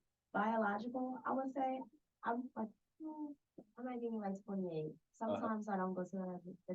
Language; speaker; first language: English; native; English